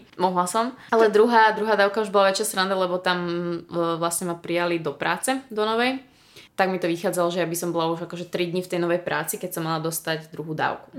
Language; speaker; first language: Slovak; native; Slovak